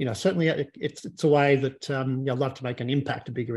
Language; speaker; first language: English; native; English